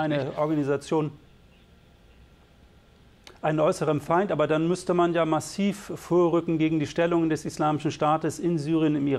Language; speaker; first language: German; native; German